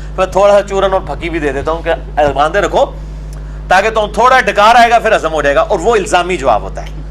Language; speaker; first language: Urdu; non-native, local second language; Punjabi